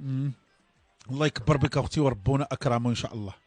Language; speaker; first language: Arabic; native; Arabic